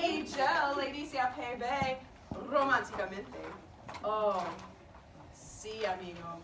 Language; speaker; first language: Spanish; non-native, learner; English